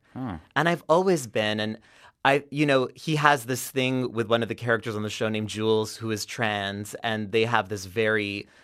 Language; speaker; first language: English; native; English